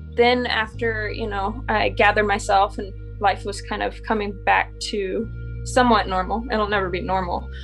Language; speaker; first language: English; native; English